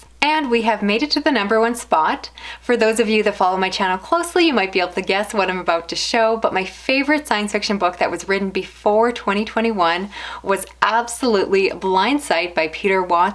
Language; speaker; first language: English; native; English